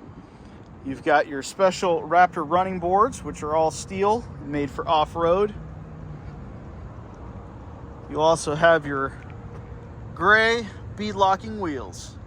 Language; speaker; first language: English; native; English